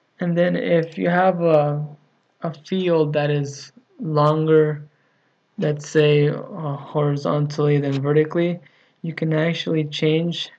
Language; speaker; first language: English; native; English